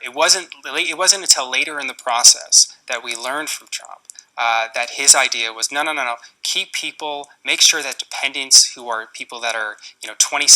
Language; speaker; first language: English; native; English